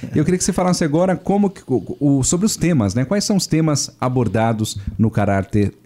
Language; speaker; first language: Portuguese; native; Portuguese